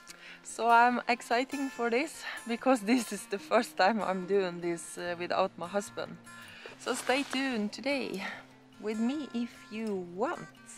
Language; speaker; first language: English; non-native, learner; Norwegian